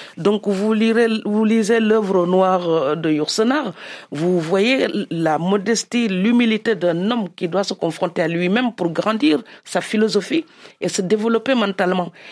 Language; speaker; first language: French; non-native, local second language; Serer